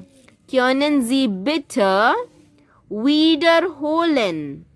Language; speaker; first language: German; non-native, fluent; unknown